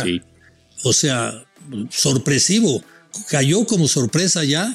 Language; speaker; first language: Spanish; native; Spanish